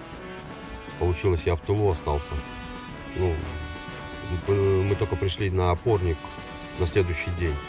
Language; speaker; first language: Russian; native; Russian